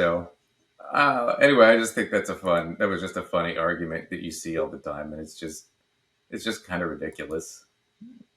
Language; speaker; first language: English; native; English